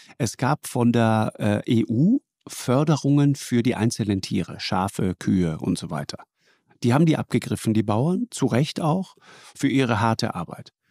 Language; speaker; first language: German; native; German